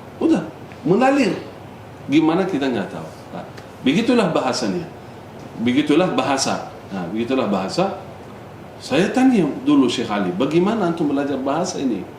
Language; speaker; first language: Indonesian; non-native, fluent; Arabic